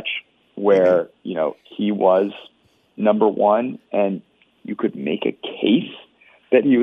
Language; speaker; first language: English; native; English